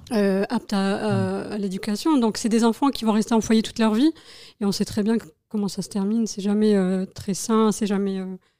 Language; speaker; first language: French; native; French